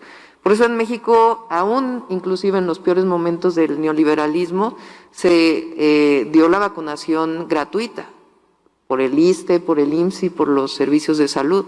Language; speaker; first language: Spanish; native; Spanish